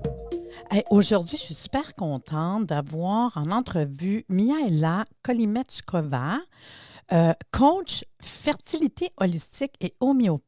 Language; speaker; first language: French; native; French